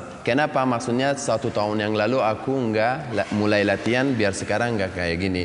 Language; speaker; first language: Indonesian; non-native, learner; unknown